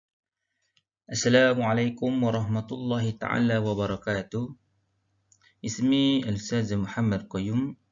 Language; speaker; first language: Arabic; non-native, fluent; Malay